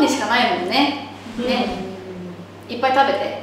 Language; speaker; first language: Japanese; native; Japanese